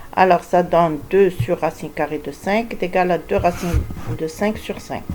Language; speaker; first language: French; non-native, local second language; Arabic